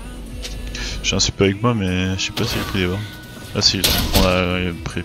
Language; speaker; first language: French; native; French